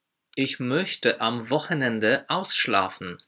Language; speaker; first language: German; non-native, fluent; Polish